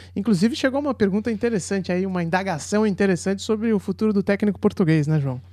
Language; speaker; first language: Portuguese; native; Portuguese